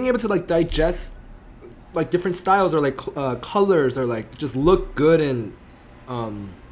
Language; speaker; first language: English; native; English